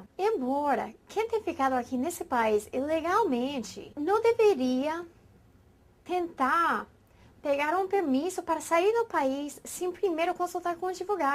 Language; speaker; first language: Portuguese; non-native, fluent; English